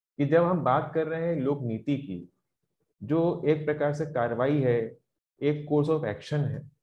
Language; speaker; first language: Hindi; native; Hindi